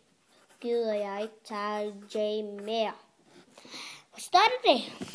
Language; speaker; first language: Danish; early bilingual, other home language; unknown